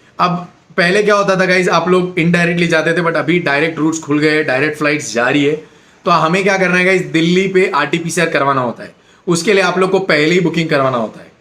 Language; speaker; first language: Hindi; non-native, local second language; Gujarati